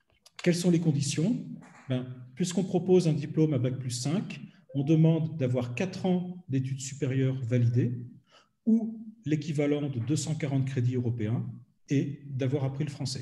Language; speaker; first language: French; native; French